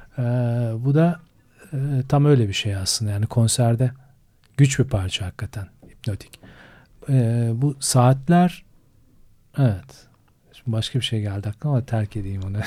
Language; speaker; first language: Turkish; native; Turkish